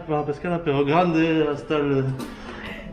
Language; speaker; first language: Spanish; non-native, learner; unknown